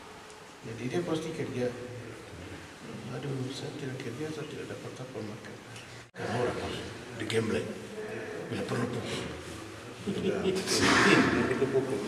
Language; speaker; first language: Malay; non-native, local second language; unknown